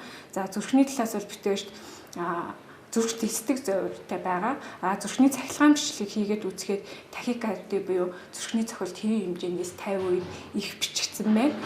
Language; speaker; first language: Mongolian; native; Mongolian